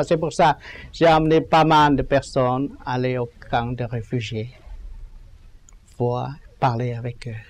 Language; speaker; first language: French; non-native, learner; Vietnamese